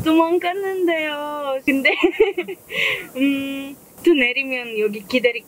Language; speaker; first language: Korean; non-native, learner; Hebrew